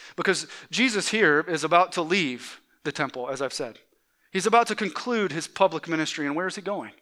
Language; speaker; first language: English; native; English